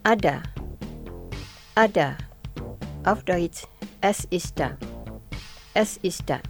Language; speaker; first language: German; non-native, fluent; Indonesian